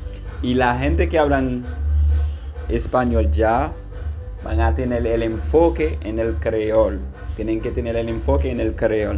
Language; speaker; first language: Spanish; non-native, fluent; Haitian Creole